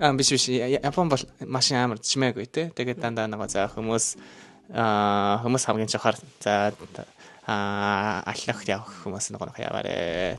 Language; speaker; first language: Mongolian; non-native, learner; Japanese